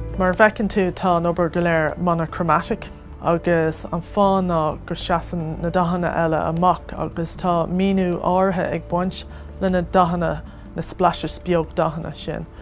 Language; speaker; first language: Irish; non-native, local second language; English